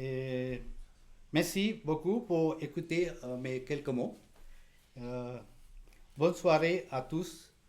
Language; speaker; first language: French; non-native, learner; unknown